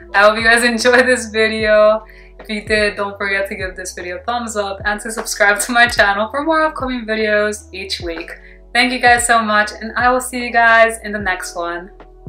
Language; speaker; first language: English; native; English